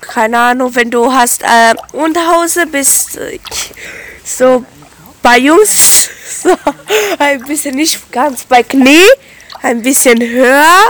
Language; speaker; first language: German; non-native, local second language; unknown